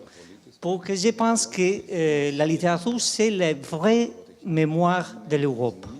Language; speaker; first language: French; non-native, fluent; Spanish